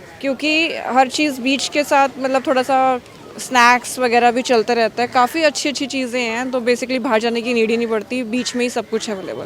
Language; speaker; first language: Hindi; native; Hindi